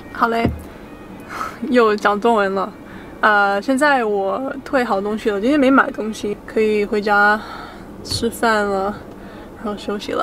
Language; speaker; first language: Chinese; early bilingual, heritage; Chinese